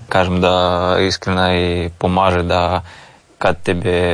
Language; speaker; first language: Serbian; non-native, learner; Russian